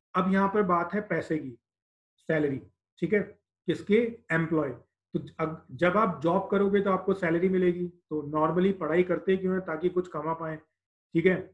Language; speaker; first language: Hindi; native; Hindi